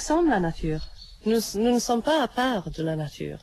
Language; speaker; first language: French; non-native, fluent; English